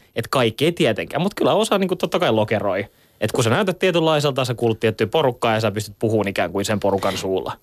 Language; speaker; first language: Finnish; native; Finnish